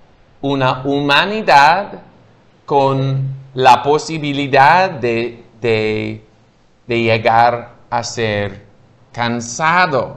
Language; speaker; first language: Spanish; non-native, fluent; English